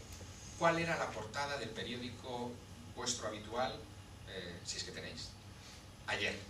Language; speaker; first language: Spanish; native; Spanish